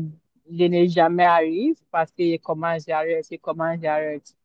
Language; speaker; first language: French; non-native, learner; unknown